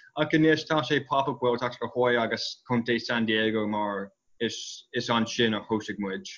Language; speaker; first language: Irish; non-native, fluent; English